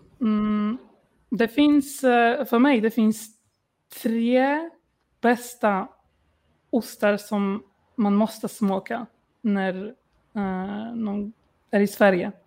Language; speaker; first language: Swedish; non-native, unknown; Polish